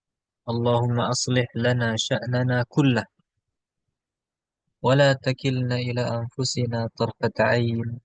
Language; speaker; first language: Arabic; non-native, fluent; Indonesian